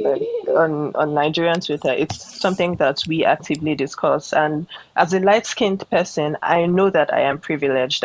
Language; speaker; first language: English; non-native, local second language; Yoruba